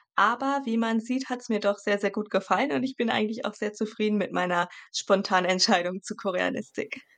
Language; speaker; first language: German; native; German